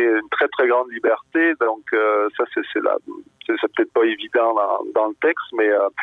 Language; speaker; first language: French; native; French